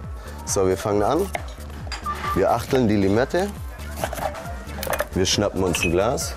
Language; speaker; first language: German; native; German